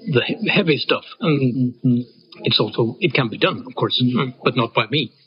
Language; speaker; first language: English; non-native, fluent; Norwegian